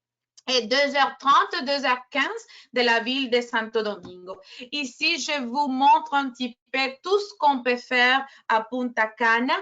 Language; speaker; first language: French; non-native, fluent; Spanish